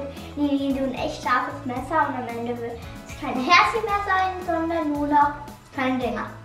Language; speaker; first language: German; native; German